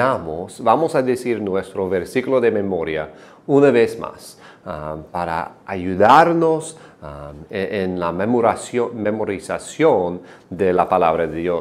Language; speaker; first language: Spanish; non-native, fluent; English